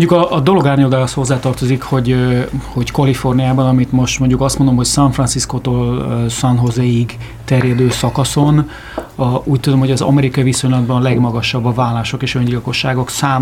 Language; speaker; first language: Hungarian; native; Hungarian